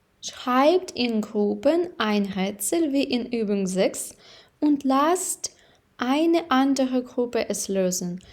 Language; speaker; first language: German; non-native, fluent; Ukrainian